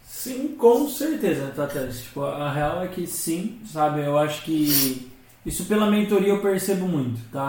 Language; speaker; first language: Portuguese; native; Portuguese